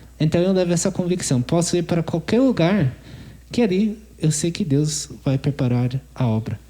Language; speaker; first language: Portuguese; non-native, fluent; English